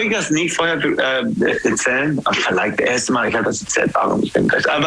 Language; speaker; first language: German; non-native, learner; English